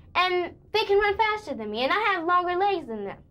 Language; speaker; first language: English; native; English